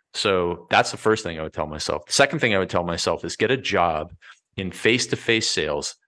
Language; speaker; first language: English; native; English